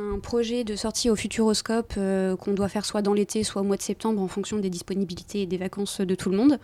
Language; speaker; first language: French; native; French